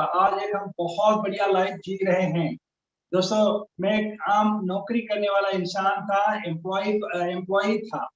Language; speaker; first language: Hindi; native; Hindi